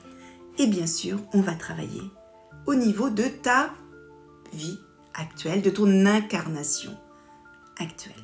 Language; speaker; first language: French; native; French